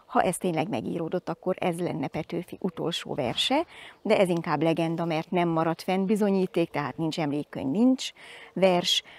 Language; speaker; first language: Hungarian; native; Hungarian